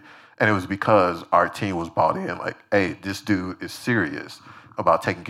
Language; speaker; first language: English; native; English